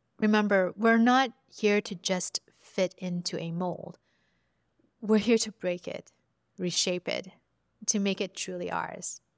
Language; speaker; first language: English; early bilingual, other home language; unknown